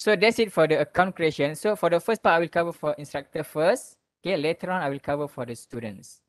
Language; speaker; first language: English; non-native, local second language; Malay